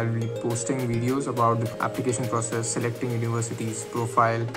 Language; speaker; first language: English; non-native, local second language; Marathi